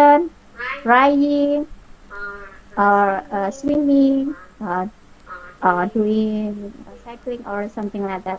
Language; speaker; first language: English; non-native, learner; Indonesian